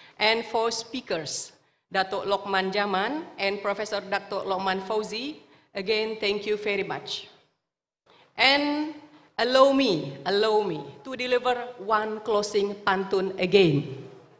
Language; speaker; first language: English; non-native, fluent; Indonesian